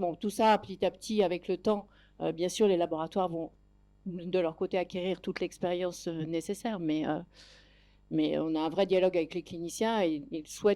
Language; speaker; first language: French; native; French